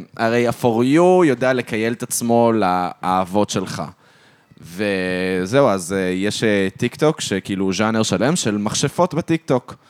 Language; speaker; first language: Hebrew; native; Hebrew